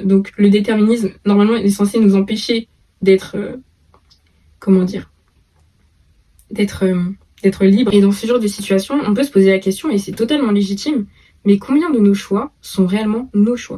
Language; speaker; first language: French; native; French